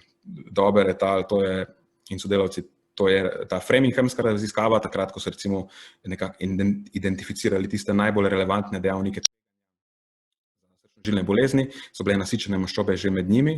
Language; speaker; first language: Slovenian; native; Slovenian